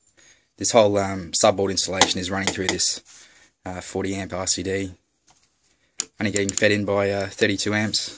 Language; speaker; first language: English; native; English